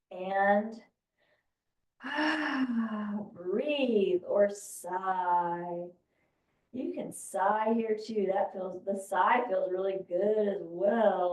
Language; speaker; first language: English; native; English